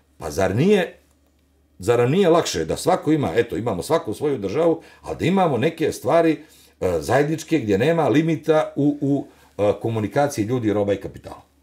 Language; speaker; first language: Serbian; native; Serbian